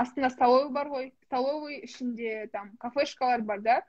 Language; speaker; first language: Russian; non-native, local second language; Kazakh